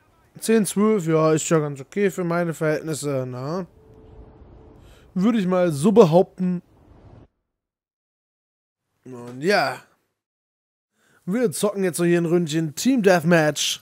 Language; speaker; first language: German; native; German